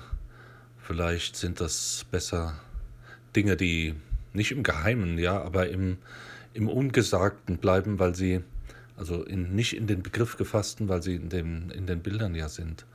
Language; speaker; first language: German; native; German